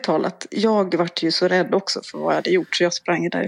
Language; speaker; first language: Swedish; native; Swedish